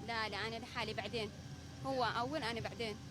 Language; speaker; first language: Arabic; non-native, learner; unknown